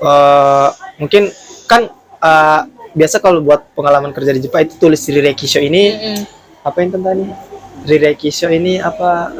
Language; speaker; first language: Indonesian; native; Indonesian